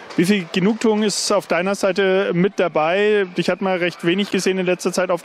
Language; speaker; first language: German; native; German